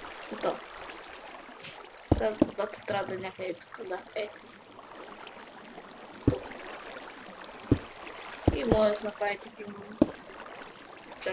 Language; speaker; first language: Bulgarian; native; Bulgarian